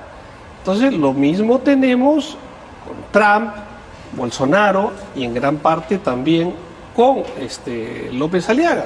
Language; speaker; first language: Spanish; native; Spanish